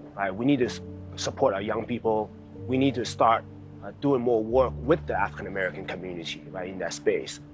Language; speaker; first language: English; early bilingual, other home language; Chinese